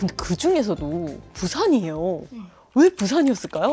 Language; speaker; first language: Korean; native; Korean